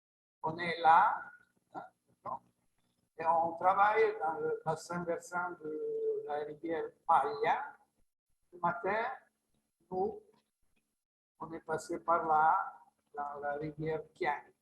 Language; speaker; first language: French; non-native, learner; Italian